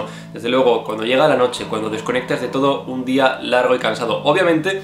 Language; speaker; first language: Spanish; native; Spanish